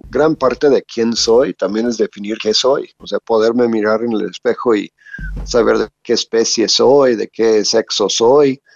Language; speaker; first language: Spanish; non-native, fluent; English